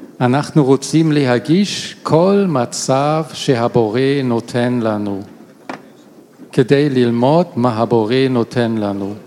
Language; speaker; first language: Hebrew; non-native, learner; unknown